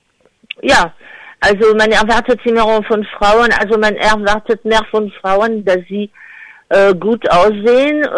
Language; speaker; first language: German; non-native, fluent; French